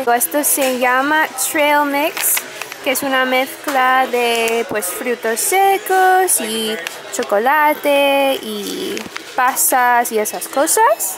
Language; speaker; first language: Spanish; non-native, fluent; English